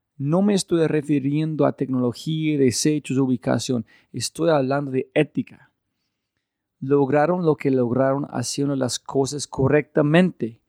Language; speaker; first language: Spanish; non-native, fluent; English